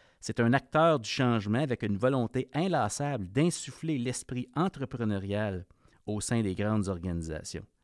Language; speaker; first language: French; native; French